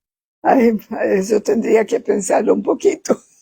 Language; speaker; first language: Spanish; non-native, fluent; Swedish